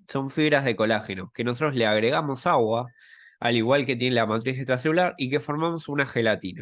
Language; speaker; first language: Spanish; native; Spanish